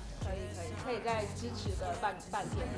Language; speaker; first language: Chinese; native; Chinese